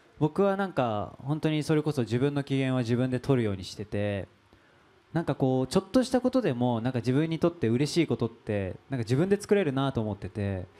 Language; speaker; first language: Japanese; native; Japanese